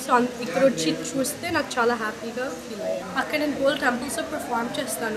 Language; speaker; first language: Telugu; early bilingual, heritage; Telugu